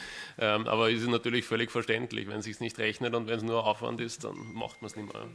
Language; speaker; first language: German; native; German